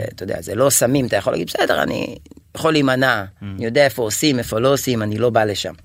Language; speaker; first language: Hebrew; native; Hebrew